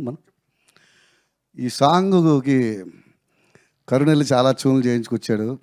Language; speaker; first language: Telugu; native; Telugu